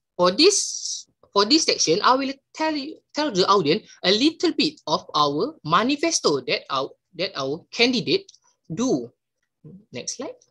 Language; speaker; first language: English; non-native, local second language; Malay